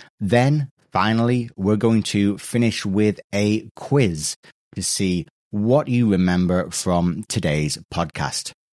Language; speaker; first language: English; native; English